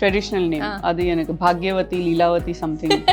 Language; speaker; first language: Tamil; non-native, local second language; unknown